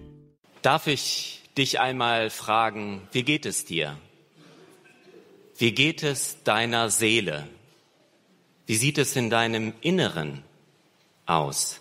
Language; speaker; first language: German; native; German